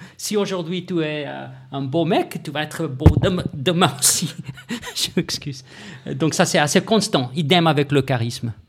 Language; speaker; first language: French; non-native, fluent; Afrikaans